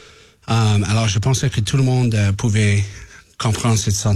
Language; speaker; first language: French; non-native, learner; English